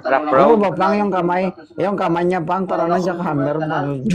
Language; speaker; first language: Filipino; non-native, local second language; Hiligaynon